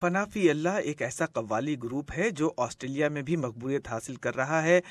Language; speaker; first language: Urdu; native; Urdu